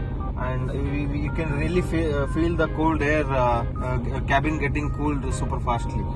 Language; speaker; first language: English; non-native, local second language; Kannada